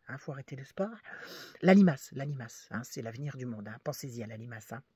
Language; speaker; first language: French; native; French